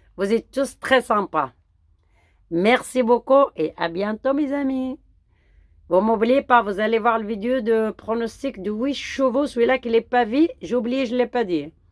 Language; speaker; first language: French; non-native, local second language; Arabic